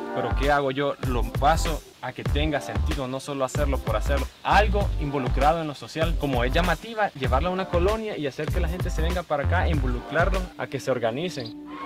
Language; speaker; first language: Spanish; native; Spanish